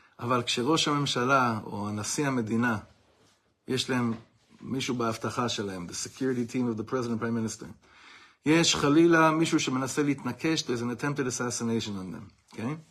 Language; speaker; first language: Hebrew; non-native, fluent; English